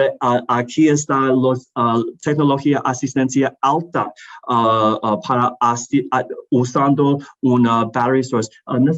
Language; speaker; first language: Spanish; non-native, learner; English